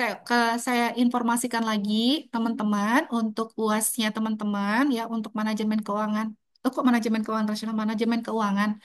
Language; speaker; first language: Indonesian; native; Indonesian